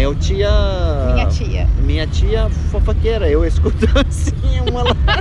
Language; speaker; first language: Portuguese; non-native, learner; Turkish